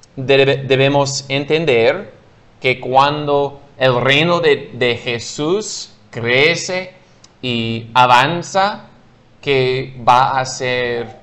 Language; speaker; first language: Spanish; non-native, fluent; English